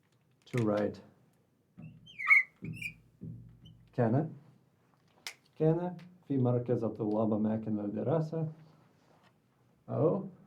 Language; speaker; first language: Arabic; non-native, fluent; English